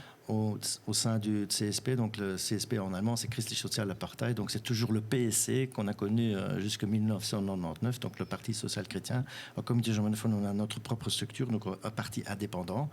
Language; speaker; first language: French; non-native, local second language; German